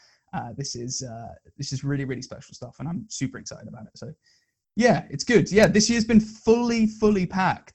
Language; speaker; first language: English; native; English